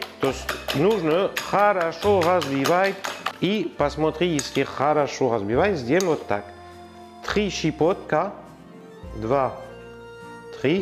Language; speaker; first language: Russian; non-native, learner; French